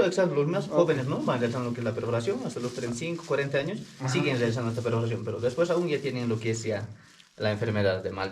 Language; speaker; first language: Spanish; native; Spanish